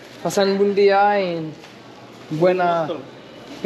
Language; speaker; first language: Spanish; non-native, learner; French